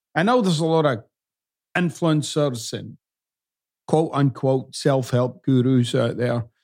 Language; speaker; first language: English; native; English